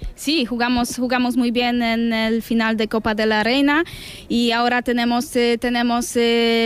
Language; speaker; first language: Spanish; non-native, learner; Polish